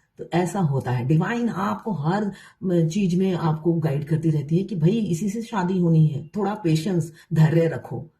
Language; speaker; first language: Hindi; non-native, local second language; Bangla